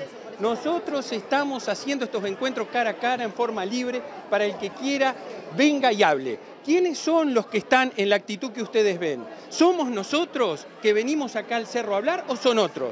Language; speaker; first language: Spanish; native; Spanish